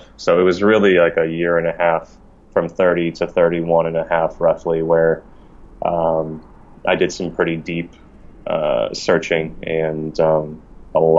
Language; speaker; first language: English; native; English